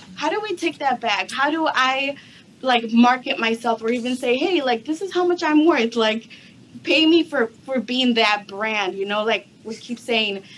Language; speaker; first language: English; native; English